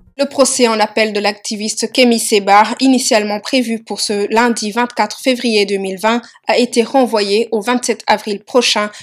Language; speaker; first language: French; non-native, local second language; Wolof